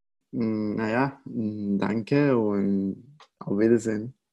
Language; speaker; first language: German; non-native, fluent; Spanish